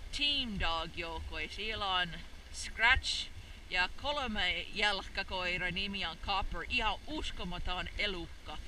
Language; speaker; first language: Finnish; non-native, learner; English